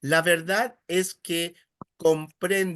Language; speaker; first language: Spanish; non-native, fluent; English